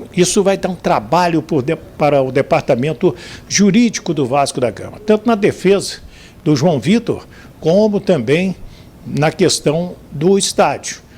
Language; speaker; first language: Portuguese; native; Portuguese